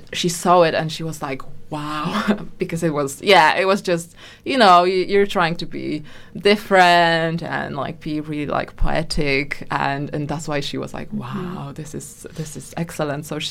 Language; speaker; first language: English; non-native, fluent; Polish